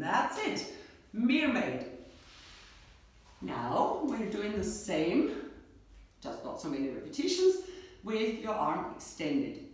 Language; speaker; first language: English; non-native, fluent; German